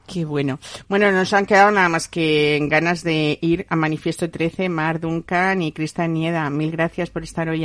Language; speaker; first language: Spanish; native; Spanish